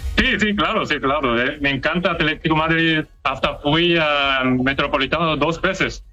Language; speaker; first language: Spanish; non-native, fluent; Korean